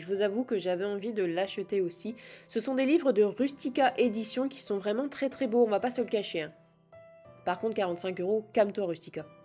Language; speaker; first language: French; native; French